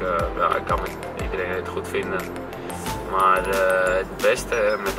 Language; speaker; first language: Dutch; non-native, fluent; Greek